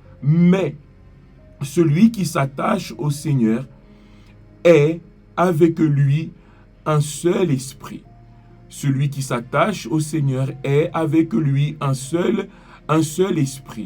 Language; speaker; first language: French; native; French